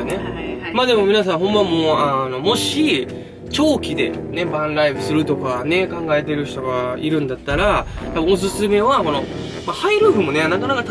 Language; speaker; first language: Japanese; native; Japanese